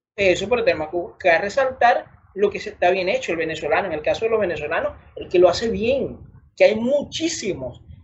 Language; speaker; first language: Spanish; native; Spanish